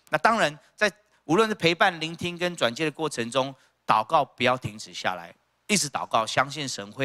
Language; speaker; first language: Chinese; native; Chinese